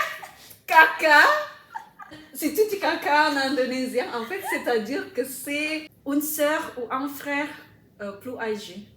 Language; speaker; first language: French; non-native, fluent; Indonesian